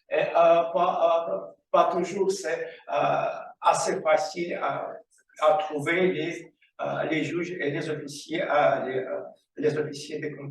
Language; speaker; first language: French; non-native, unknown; Russian